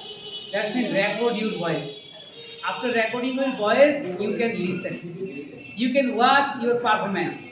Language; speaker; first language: English; non-native, learner; Bangla